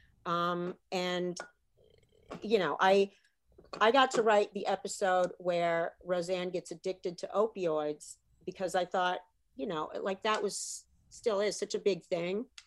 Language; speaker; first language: English; native; English